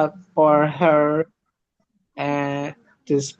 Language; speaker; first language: English; non-native, learner; Indonesian